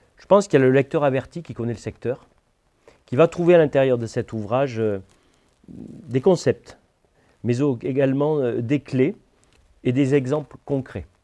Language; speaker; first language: French; native; French